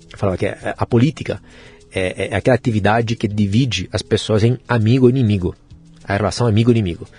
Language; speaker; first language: Portuguese; non-native, fluent; Italian